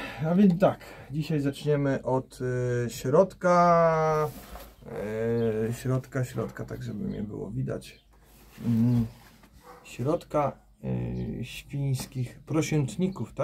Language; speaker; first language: Polish; native; Polish